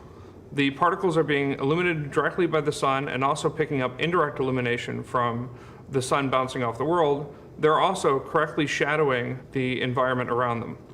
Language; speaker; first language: English; native; English